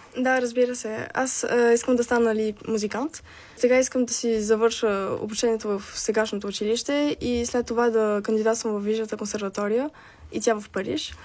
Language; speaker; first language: Bulgarian; early bilingual, heritage; Bulgarian